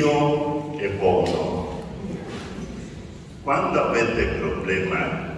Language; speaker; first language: Italian; non-native, fluent; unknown